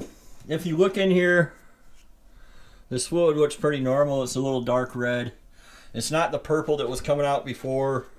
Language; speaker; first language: English; native; English